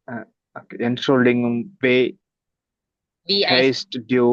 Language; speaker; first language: German; non-native, learner; Tamil